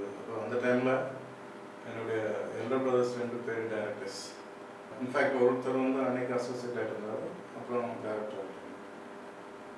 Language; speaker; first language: Tamil; non-native, local second language; Malayalam